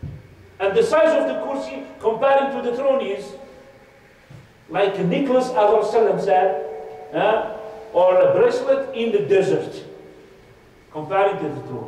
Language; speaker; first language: English; non-native, fluent; Arabic